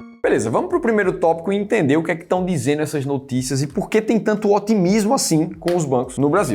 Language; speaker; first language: Portuguese; native; Portuguese